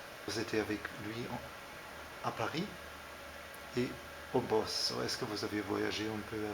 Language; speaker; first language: French; non-native, fluent; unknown